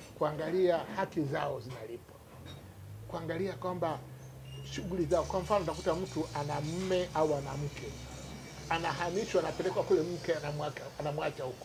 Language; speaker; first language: Swahili; native; Swahili